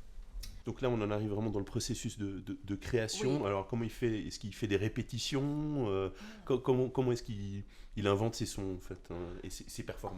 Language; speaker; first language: French; native; French